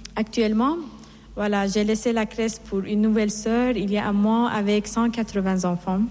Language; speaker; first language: French; non-native, fluent; Persian